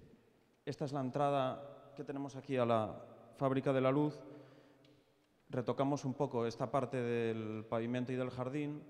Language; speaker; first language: Spanish; native; Spanish